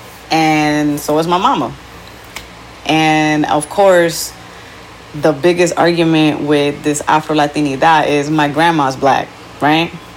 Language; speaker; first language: English; early bilingual, other home language; Spanish